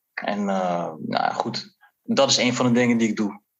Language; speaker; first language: Dutch; native; Dutch